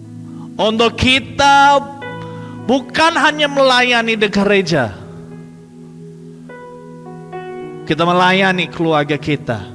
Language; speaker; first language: Indonesian; non-native, fluent; English